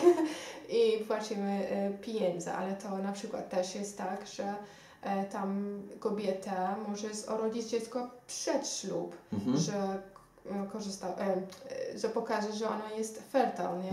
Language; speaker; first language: Polish; non-native, learner; Xhosa